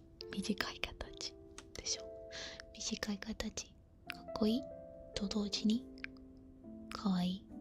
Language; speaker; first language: Japanese; non-native, learner; Spanish